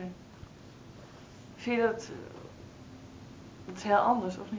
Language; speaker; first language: Dutch; native; Dutch